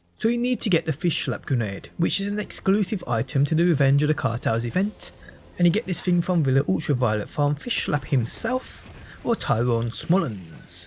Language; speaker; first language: English; native; English